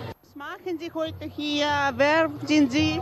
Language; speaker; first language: German; non-native, learner; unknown